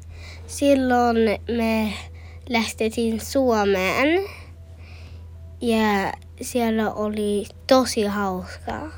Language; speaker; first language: Finnish; early bilingual, heritage; Finnish